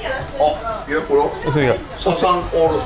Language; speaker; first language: Japanese; native; Japanese